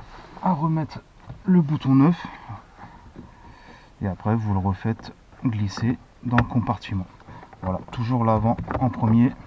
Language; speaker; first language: French; native; French